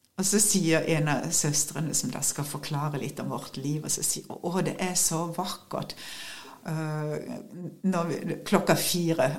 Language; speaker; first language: Norwegian; native; Norwegian